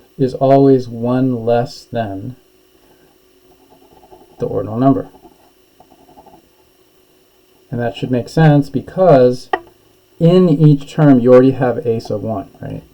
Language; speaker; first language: English; native; English